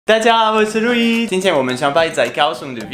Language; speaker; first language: Chinese; non-native, fluent; French